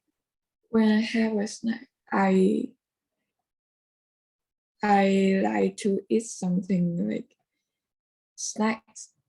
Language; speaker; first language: English; non-native, learner; Vietnamese